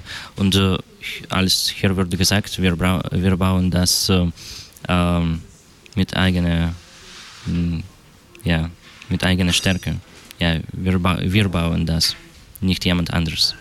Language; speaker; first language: German; non-native, learner; Russian